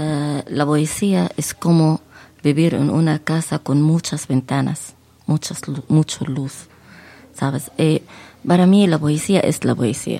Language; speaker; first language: Spanish; non-native, fluent; Arabic